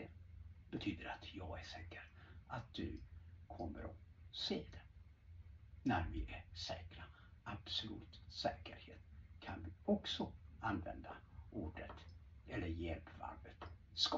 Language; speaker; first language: Swedish; non-native, fluent; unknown